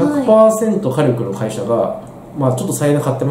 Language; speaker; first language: Japanese; native; Japanese